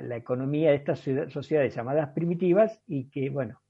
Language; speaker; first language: Spanish; native; Spanish